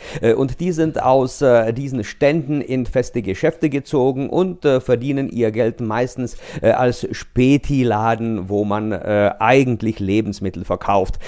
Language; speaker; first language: German; non-native, fluent; Czech